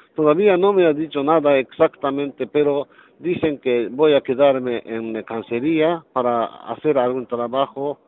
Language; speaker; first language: Spanish; non-native, learner; Japanese